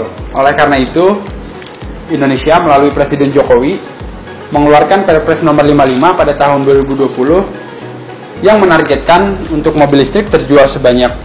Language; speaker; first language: Indonesian; native; Indonesian